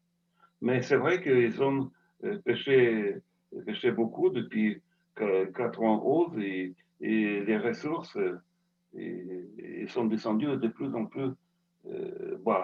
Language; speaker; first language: French; non-native, fluent; Russian